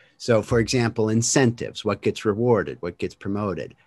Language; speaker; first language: English; native; English